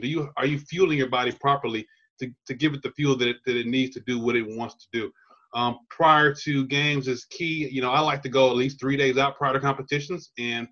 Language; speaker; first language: English; native; English